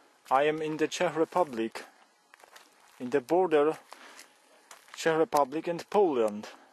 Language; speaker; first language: English; non-native, learner; Polish